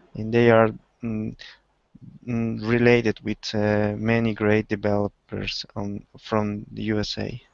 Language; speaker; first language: English; non-native, learner; Spanish